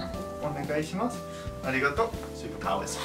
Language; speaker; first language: Japanese; non-native, learner; English